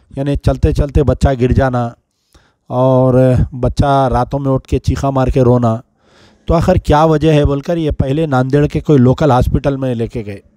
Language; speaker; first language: Hindi; non-native, local second language; Urdu